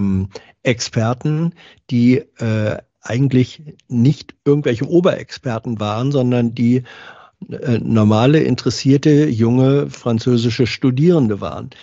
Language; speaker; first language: German; native; German